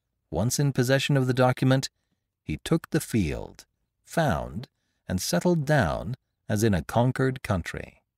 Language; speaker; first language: English; native; English